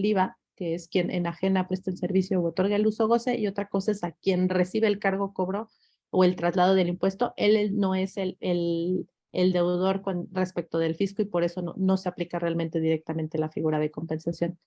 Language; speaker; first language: Spanish; native; Spanish